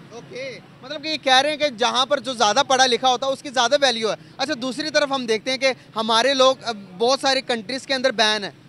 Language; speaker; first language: Urdu; native; Urdu